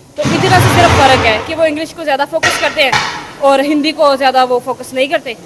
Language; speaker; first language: Urdu; non-native, local second language; Punjabi